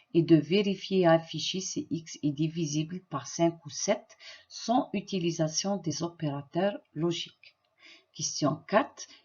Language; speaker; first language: French; non-native, local second language; Arabic